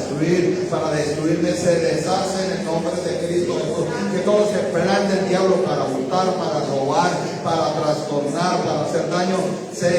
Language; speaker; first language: Spanish; native; Spanish